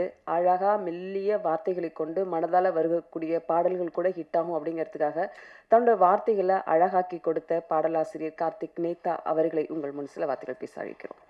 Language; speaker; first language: Tamil; native; Tamil